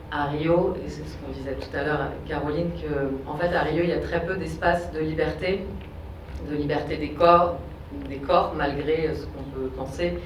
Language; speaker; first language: French; native; French